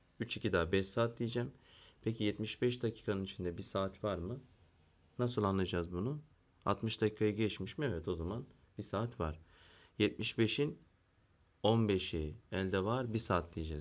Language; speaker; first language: Turkish; native; Turkish